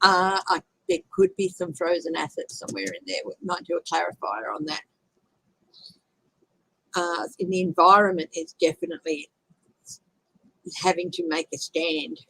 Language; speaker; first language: English; native; English